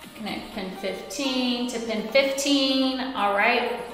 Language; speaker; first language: English; native; English